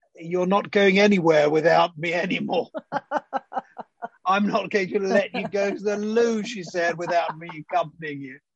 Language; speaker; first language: English; early bilingual, other home language; Greek